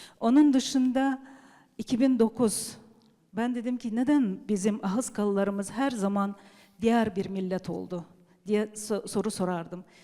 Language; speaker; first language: Turkish; early bilingual, heritage; Turkish